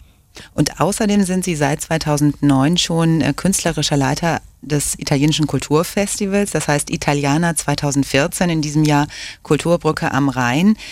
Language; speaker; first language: German; native; German